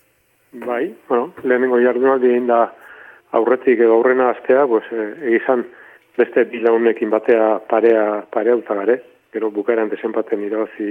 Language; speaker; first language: Basque; native; Basque